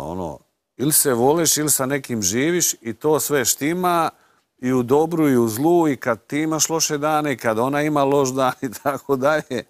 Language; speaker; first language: Croatian; native; Croatian